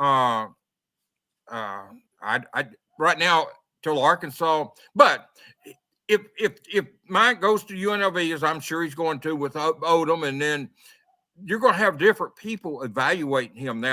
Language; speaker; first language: English; native; English